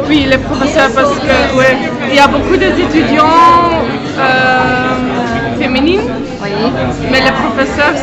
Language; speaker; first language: French; non-native, fluent; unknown